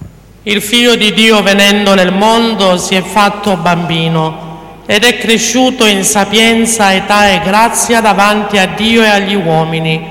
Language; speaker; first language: Italian; native; Italian